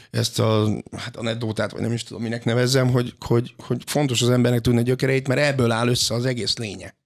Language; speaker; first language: Hungarian; native; Hungarian